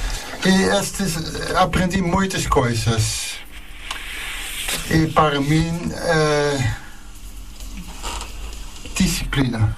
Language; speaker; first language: Portuguese; non-native, learner; Dutch